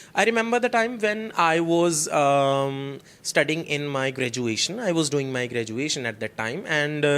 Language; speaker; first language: English; non-native, local second language; Punjabi